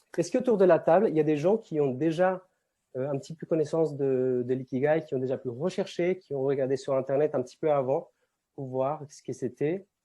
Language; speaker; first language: French; non-native, fluent; Spanish